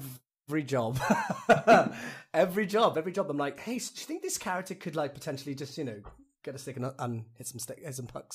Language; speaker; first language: English; native; English